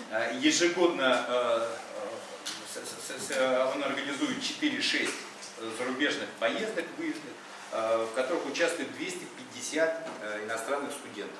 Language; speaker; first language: Russian; native; Russian